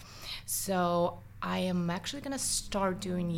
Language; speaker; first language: English; non-native, fluent; Russian